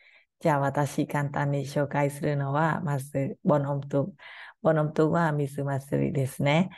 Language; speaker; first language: Japanese; non-native, learner; Khmer